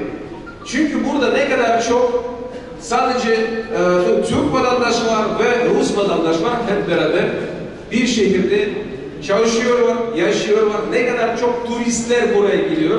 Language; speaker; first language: Turkish; non-native, learner; Russian